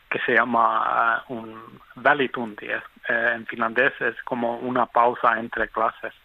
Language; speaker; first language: Spanish; non-native, fluent; Finnish